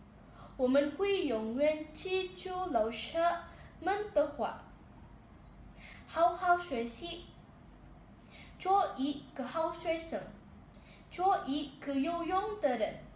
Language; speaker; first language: Chinese; non-native, learner; Indonesian